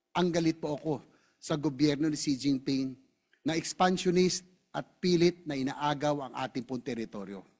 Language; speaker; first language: Filipino; native; Filipino